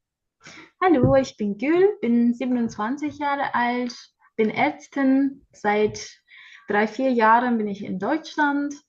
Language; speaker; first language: German; non-native, learner; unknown